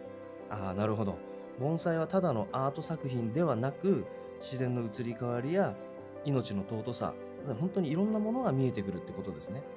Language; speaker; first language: Japanese; native; Japanese